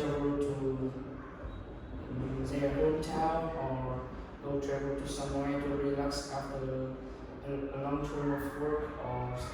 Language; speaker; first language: English; non-native, learner; Vietnamese